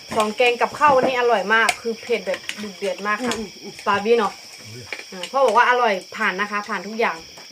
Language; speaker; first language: Thai; non-native, local second language; Karen languages